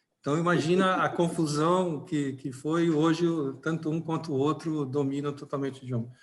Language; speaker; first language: Portuguese; native; Portuguese